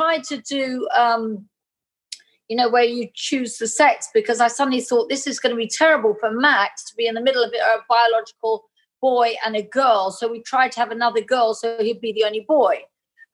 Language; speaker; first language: English; native; English